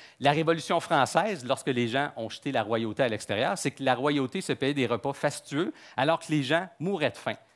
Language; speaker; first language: French; native; French